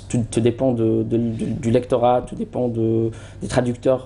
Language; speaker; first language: French; non-native, local second language; Arabic